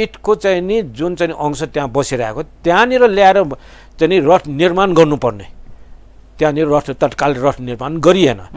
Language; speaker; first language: Nepali; non-native, local second language; Newari